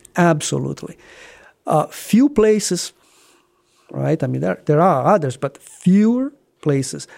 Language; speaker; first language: English; non-native, fluent; Portuguese